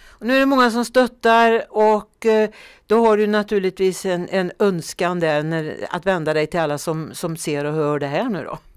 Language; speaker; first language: Swedish; native; Swedish